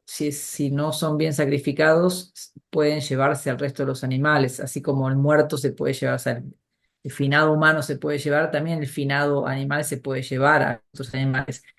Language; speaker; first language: Spanish; native; Spanish